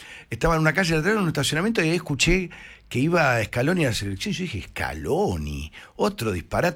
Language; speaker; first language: Spanish; native; Spanish